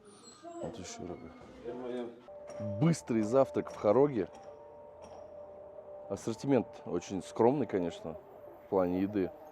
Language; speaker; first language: Russian; native; Russian